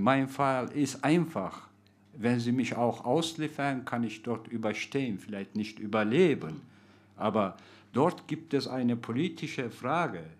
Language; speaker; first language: German; non-native, fluent; Turkish